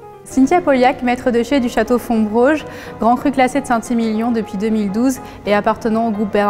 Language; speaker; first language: French; native; French